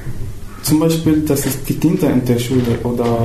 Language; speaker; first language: German; non-native, fluent; Arabic